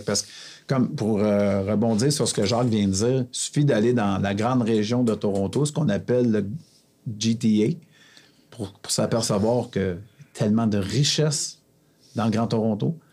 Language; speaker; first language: French; native; French